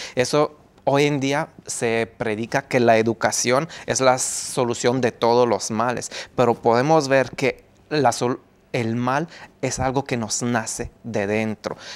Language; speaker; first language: Spanish; non-native, fluent; Romanian